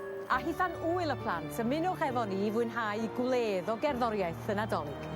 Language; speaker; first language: Welsh; native; Welsh